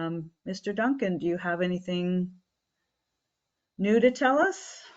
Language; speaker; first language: English; native; English